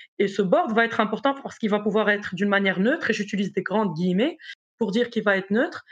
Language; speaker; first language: French; non-native, local second language; Arabic